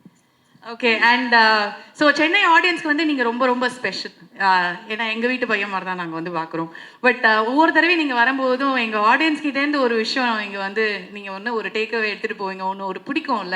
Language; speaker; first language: Tamil; native; Tamil